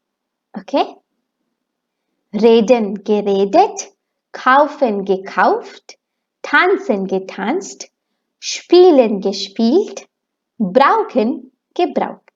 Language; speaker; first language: German; non-native, fluent; Hindi